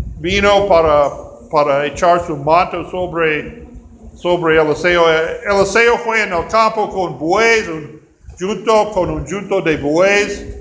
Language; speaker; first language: Spanish; non-native, fluent; English